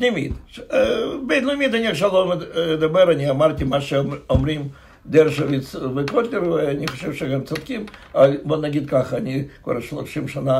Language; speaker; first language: Hebrew; non-native, fluent; Russian